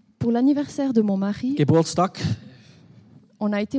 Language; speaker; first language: French; native; French